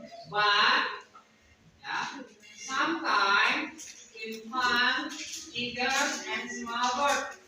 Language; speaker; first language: English; non-native, learner; Indonesian